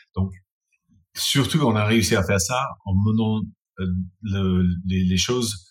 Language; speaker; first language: French; non-native, fluent; English